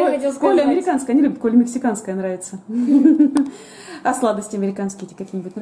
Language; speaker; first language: Russian; native; Russian